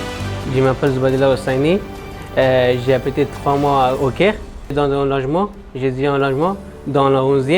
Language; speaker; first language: French; non-native, learner; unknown